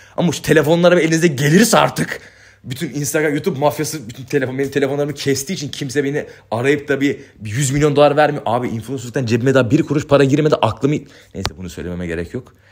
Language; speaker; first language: Turkish; native; Turkish